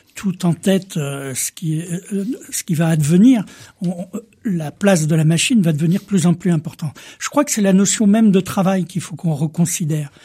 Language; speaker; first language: French; native; French